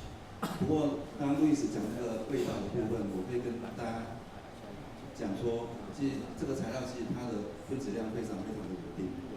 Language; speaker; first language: Chinese; native; Chinese